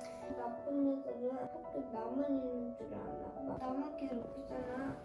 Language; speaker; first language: Korean; early bilingual, heritage; Korean